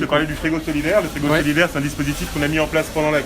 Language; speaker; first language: French; native; French